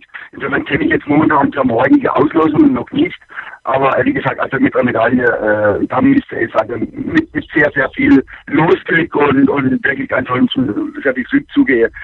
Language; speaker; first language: German; native; German